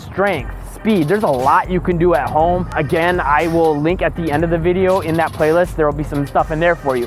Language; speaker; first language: English; native; English